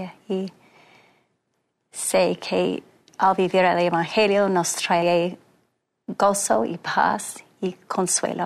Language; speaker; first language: Spanish; non-native, fluent; English